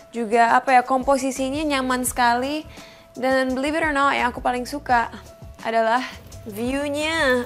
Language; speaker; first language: Indonesian; non-native, local second language; English